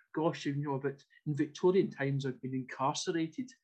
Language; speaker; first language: English; native; English